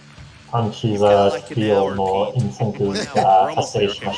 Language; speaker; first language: Japanese; non-native, fluent; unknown